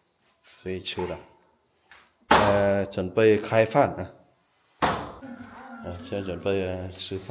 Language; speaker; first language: Chinese; non-native, learner; Vietnamese